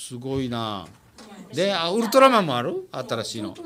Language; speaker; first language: Japanese; native; Japanese